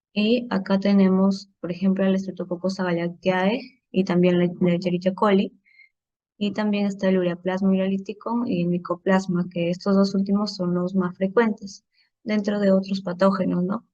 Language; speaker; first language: Spanish; native; Spanish